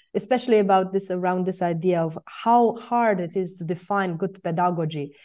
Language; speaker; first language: English; non-native, fluent; Romanian